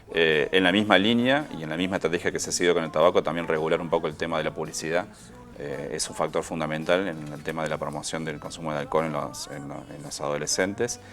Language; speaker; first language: Spanish; native; Spanish